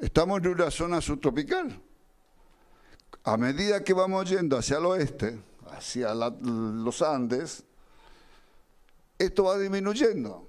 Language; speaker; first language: Spanish; native; Spanish